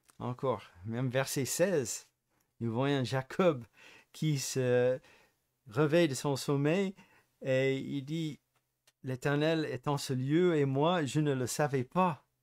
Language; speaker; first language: French; non-native, fluent; English